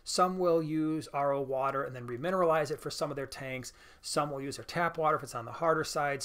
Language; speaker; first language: English; native; English